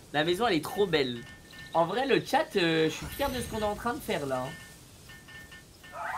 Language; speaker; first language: French; native; French